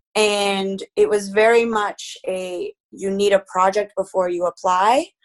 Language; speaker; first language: English; early bilingual, other home language; Spanish